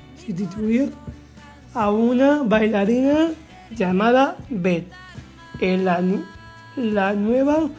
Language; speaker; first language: Spanish; native; Spanish